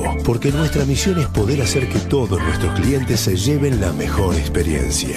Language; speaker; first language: Spanish; native; Spanish